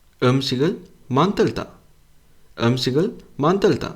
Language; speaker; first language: Korean; non-native, fluent; Sinhala